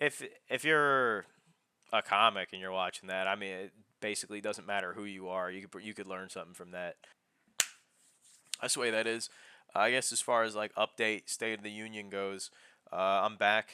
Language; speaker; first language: English; native; English